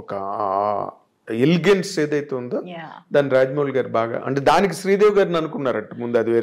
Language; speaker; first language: Telugu; native; Telugu